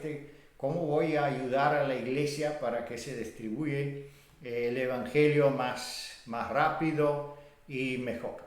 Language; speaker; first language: Spanish; non-native, fluent; Bulgarian